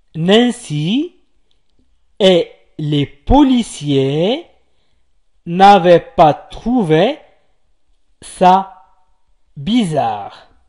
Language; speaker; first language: French; non-native, local second language; Arabic